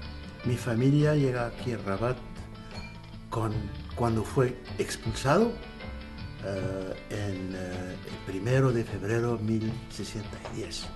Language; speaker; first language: Spanish; non-native, fluent; Arabic